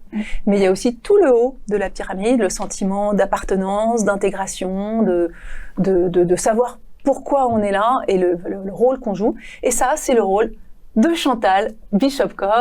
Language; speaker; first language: French; native; French